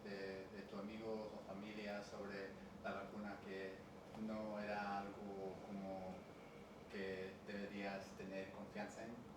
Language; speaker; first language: Spanish; early bilingual, heritage; English